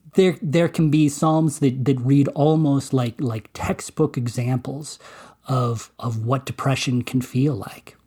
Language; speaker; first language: English; native; English